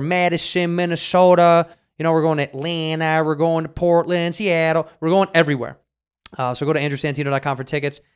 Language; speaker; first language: English; native; English